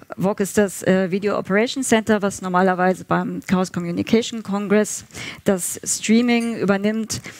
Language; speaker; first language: German; native; German